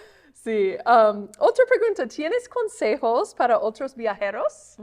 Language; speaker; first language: Spanish; non-native, fluent; English